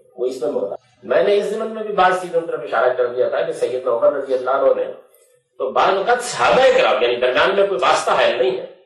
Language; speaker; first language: Urdu; non-native, local second language; Punjabi